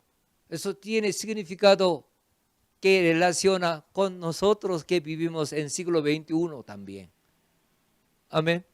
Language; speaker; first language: Spanish; non-native, fluent; Korean